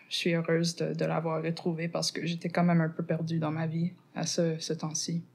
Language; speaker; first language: French; non-native, fluent; English